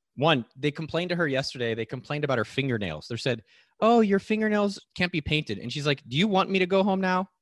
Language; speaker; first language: English; native; English